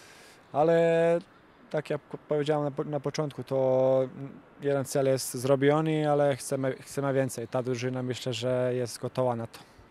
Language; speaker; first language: Polish; non-native, fluent; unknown